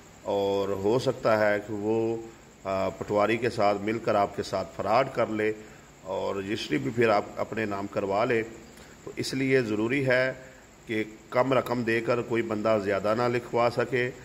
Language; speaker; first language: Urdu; non-native, local second language; Punjabi